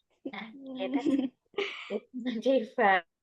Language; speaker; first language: English; non-native, fluent; Indonesian